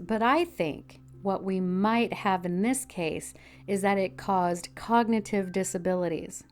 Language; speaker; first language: English; native; English